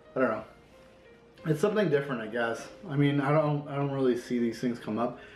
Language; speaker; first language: English; native; English